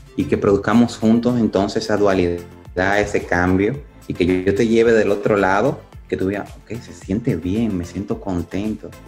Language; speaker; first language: Spanish; native; Spanish